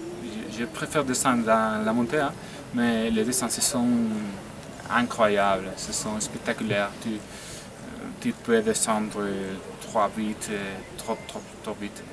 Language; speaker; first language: French; non-native, learner; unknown